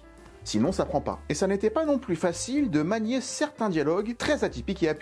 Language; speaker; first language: French; native; French